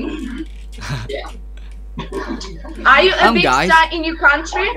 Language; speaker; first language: English; non-native, learner; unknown